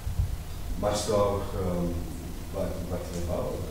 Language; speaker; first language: German; non-native, learner; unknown